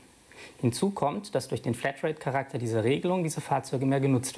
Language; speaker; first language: German; native; German